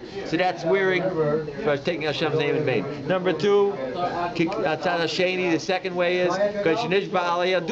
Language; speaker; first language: English; native; English